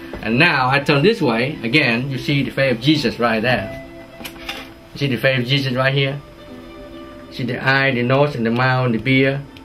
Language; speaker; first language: English; non-native, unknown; Vietnamese